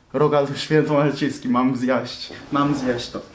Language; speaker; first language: Polish; non-native, learner; Japanese